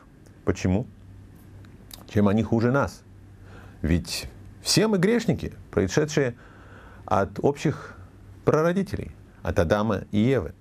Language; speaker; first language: Russian; native; Russian